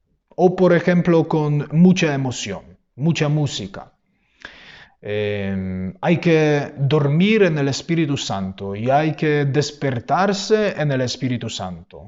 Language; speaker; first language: Spanish; non-native, fluent; Polish